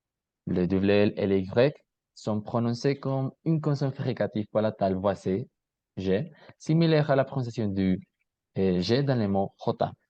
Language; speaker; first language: French; non-native, learner; Spanish